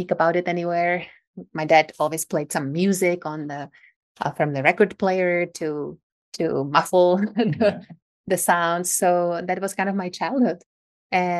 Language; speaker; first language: English; non-native, fluent; Czech